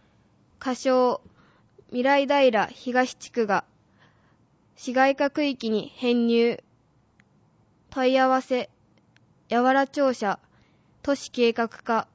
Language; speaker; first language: Japanese; native; Japanese